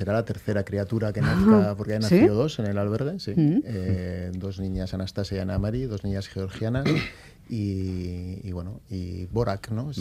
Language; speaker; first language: Spanish; native; Spanish